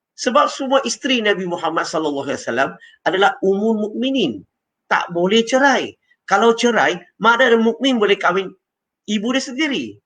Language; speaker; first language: Malay; non-native, local second language; Chinese